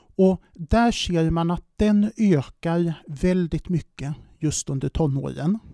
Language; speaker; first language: Swedish; native; Swedish